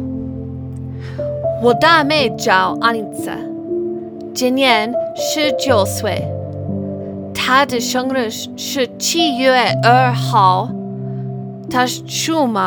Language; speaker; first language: Chinese; non-native, learner; English